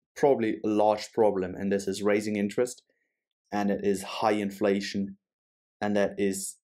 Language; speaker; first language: English; non-native, fluent; German